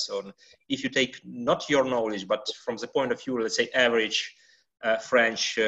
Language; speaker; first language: English; non-native, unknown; Ukrainian